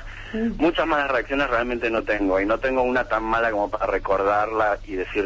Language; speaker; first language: Spanish; native; Spanish